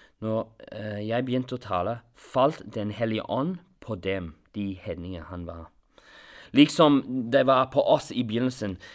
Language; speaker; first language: Norwegian; non-native, fluent; English